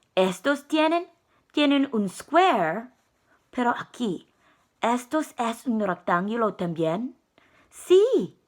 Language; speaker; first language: Spanish; non-native, learner; English